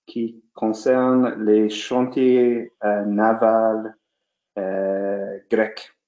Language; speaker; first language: French; non-native, fluent; English